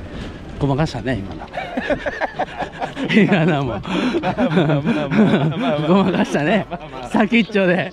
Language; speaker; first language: Japanese; native; Japanese